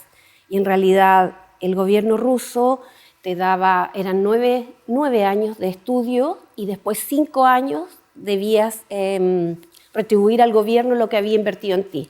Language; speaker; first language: Spanish; native; Spanish